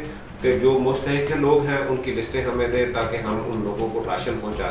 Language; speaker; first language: Urdu; native; Urdu